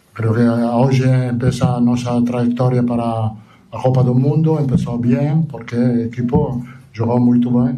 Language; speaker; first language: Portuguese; non-native, learner; Italian